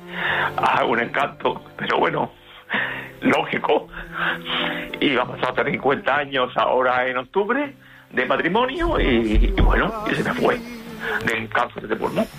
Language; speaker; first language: Spanish; native; Spanish